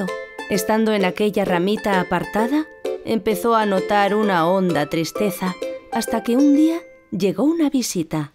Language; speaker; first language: Spanish; native; Spanish